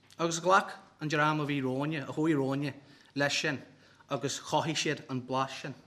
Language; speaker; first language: Irish; non-native, fluent; English